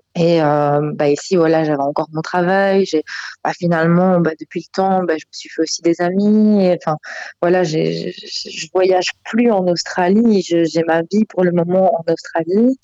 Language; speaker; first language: French; native; French